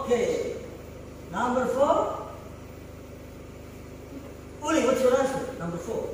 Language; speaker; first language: English; non-native, fluent; Indonesian